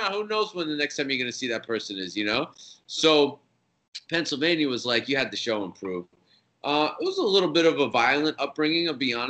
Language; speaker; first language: English; native; English